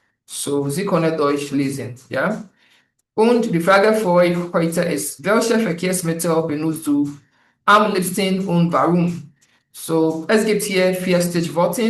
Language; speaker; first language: German; non-native, fluent; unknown